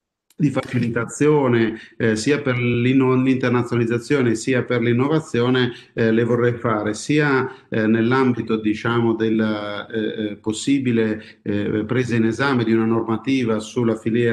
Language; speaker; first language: Italian; native; Italian